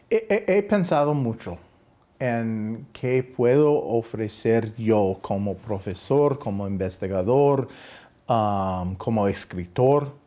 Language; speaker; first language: Spanish; non-native, fluent; English